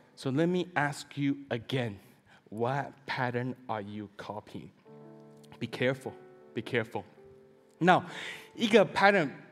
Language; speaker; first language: English; early bilingual, other home language; Chinese